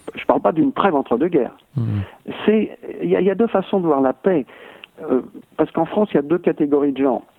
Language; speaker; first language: French; native; French